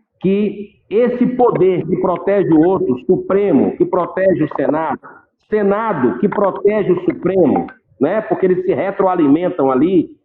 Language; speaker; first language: Portuguese; native; Portuguese